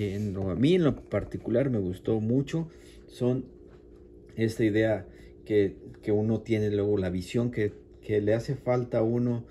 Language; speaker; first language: Spanish; native; Spanish